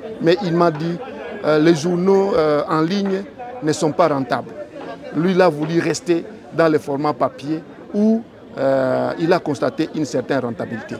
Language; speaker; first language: French; non-native, local second language; Swahili